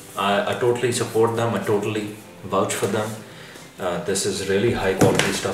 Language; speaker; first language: English; non-native, local second language; Urdu